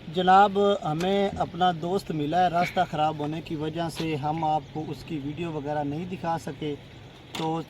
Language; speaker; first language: Urdu; non-native, local second language; Punjabi